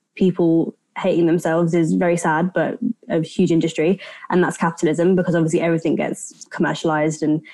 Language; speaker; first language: English; native; English